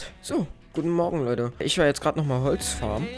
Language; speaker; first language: German; native; German